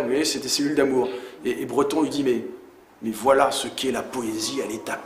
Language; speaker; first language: French; native; French